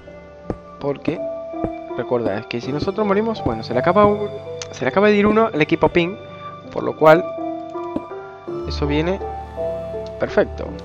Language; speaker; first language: Spanish; native; Spanish